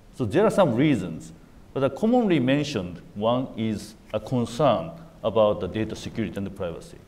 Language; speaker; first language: English; non-native, fluent; Japanese